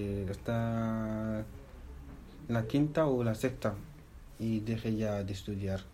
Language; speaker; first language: Spanish; non-native, fluent; Fula